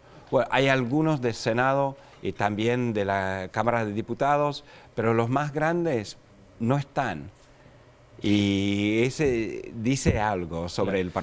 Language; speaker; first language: Spanish; non-native, fluent; English